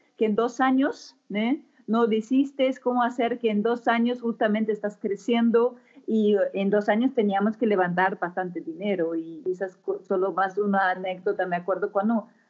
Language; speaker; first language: Spanish; non-native, fluent; German